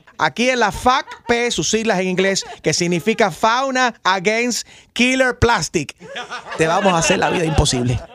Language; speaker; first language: Spanish; early bilingual, heritage; Spanish